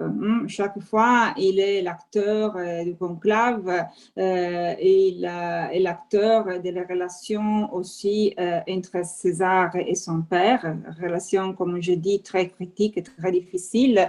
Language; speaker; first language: French; non-native, fluent; Italian